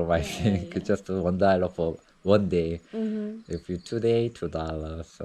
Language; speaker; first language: English; non-native, learner; Korean